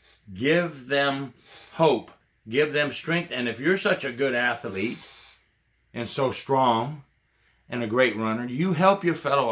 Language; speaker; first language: English; native; English